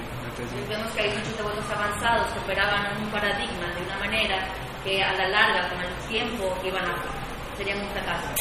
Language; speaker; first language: Spanish; native; Spanish